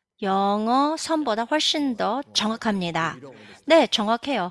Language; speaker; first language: Korean; native; Korean